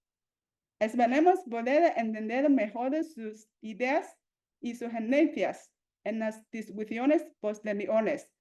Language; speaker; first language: Spanish; non-native, fluent; Chinese